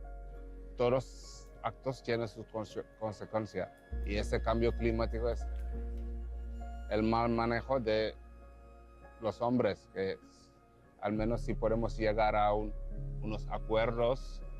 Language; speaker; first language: Spanish; non-native, fluent; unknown